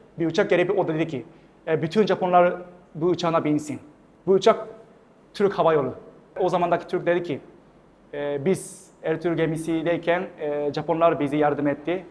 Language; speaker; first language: Turkish; non-native, fluent; Japanese